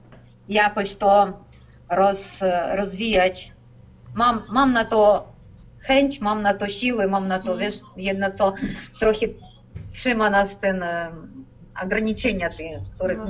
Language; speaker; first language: Polish; non-native, learner; Ukrainian